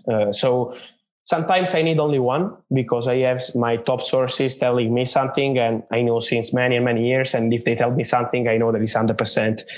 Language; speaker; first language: English; non-native, fluent; Italian